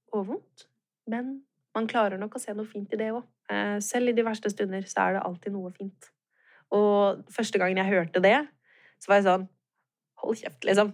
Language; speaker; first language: Norwegian; native; Norwegian